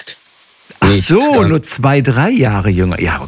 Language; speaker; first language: German; native; German